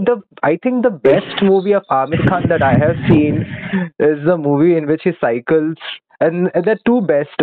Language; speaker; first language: English; non-native, local second language; Hindi